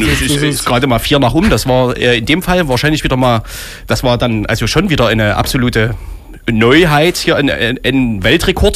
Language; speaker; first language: German; native; German